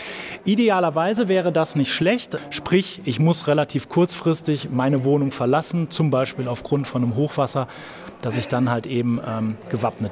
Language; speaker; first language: German; native; German